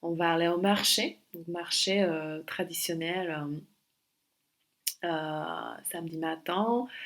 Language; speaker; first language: French; non-native, fluent; Slovak